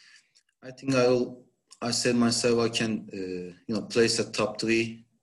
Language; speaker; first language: English; non-native, learner; Turkish